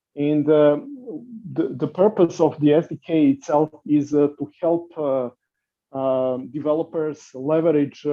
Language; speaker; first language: English; non-native, fluent; Serbian